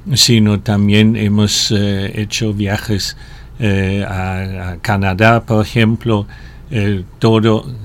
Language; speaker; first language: Spanish; non-native, fluent; German